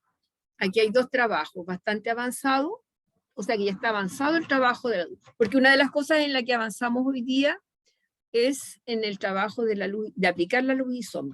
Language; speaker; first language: Spanish; native; Spanish